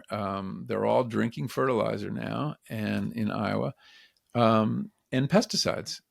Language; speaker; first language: English; native; English